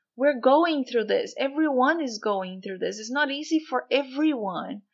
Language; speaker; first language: English; non-native, fluent; Portuguese